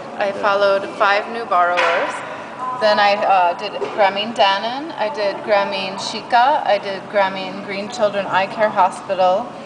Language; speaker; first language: English; native; English